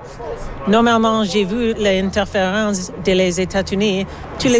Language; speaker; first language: French; non-native, learner; English